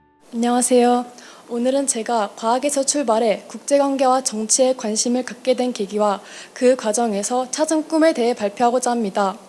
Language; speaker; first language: Korean; early bilingual, other home language; Mongolian